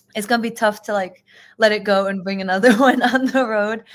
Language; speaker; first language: English; native; English